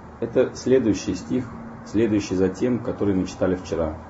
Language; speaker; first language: Russian; native; Russian